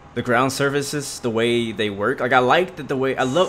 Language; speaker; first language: English; native; English